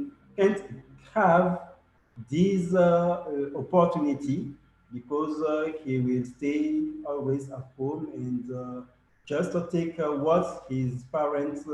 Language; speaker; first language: English; non-native, learner; French